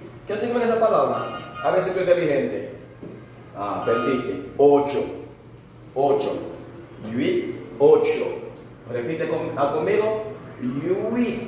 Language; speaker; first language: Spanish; non-native, fluent; Haitian Creole